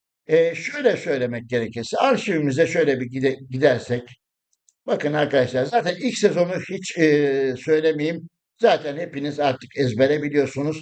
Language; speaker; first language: Turkish; native; Turkish